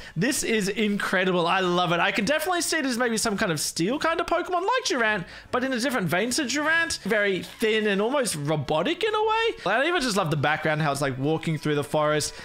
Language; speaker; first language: English; native; English